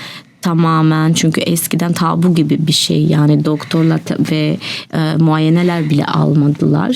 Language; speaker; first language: Turkish; non-native, learner; Albanian